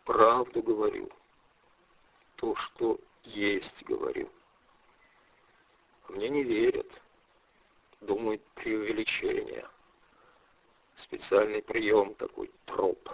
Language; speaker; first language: Russian; native; Russian